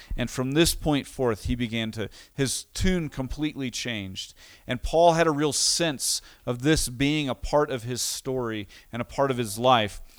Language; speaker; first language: English; native; English